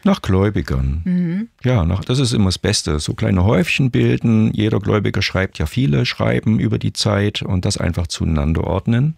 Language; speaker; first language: German; native; German